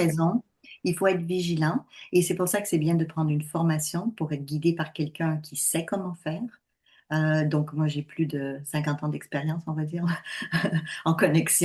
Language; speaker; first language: French; native; French